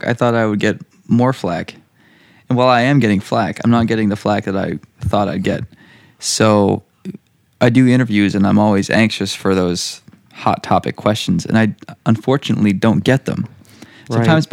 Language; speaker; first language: English; native; English